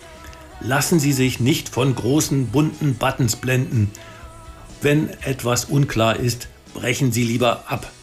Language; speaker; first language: German; native; German